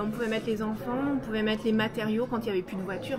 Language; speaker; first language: French; native; French